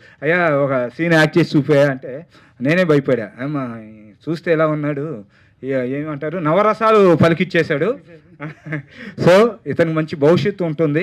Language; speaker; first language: Telugu; native; Telugu